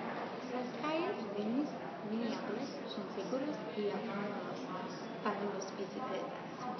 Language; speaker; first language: Spanish; non-native, learner; English